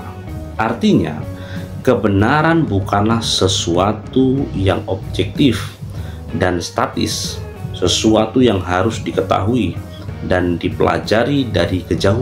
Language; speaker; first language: Indonesian; native; Indonesian